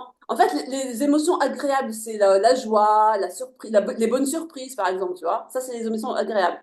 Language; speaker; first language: French; native; French